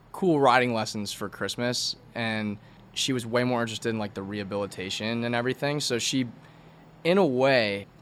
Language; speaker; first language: English; native; English